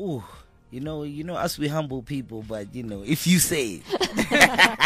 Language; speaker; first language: English; non-native, local second language; Tswana